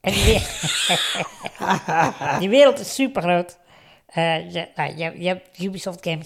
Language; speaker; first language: Dutch; native; Dutch